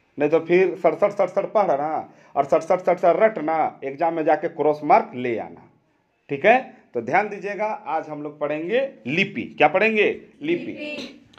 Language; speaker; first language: Hindi; native; Hindi